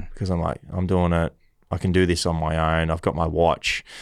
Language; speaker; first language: English; native; English